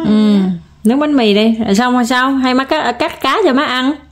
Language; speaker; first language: Vietnamese; native; Vietnamese